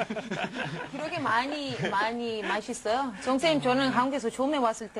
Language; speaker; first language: Korean; non-native, learner; Romanian